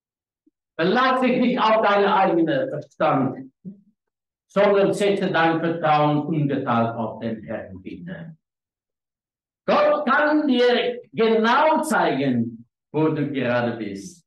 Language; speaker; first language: German; non-native, learner; Afrikaans